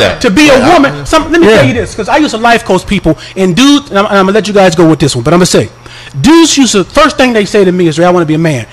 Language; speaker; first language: English; native; English